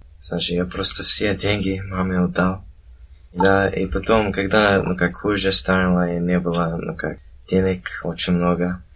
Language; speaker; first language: Russian; early bilingual, heritage; Russian